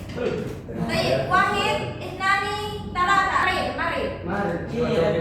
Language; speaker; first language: Arabic; non-native, learner; Indonesian